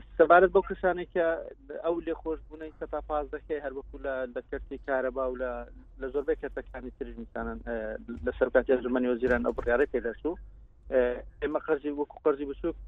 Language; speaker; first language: Central Kurdish; non-native, local second language; Kurdish